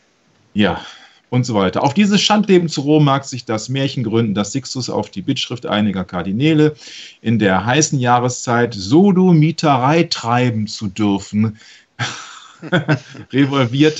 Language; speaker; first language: German; native; German